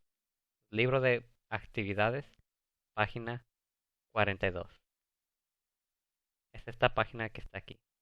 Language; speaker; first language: Spanish; early bilingual, heritage; Spanish